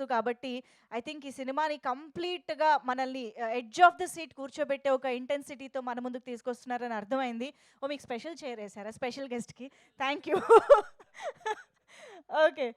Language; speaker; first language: Telugu; native; Telugu